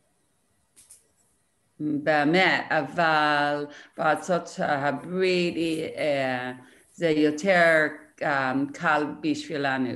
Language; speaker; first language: Hebrew; non-native, learner; English